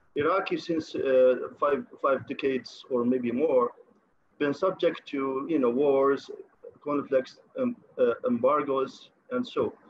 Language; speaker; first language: English; non-native, fluent; Arabic